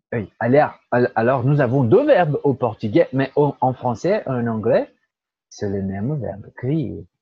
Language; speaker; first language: French; non-native, learner; Portuguese